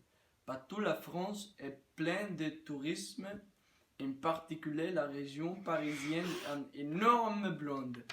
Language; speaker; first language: French; non-native, learner; Dutch